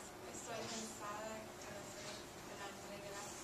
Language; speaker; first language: Spanish; non-native, learner; English